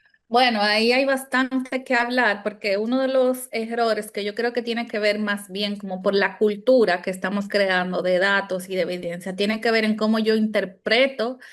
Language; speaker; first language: Spanish; native; Spanish